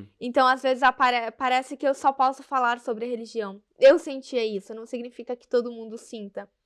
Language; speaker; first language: Portuguese; native; Portuguese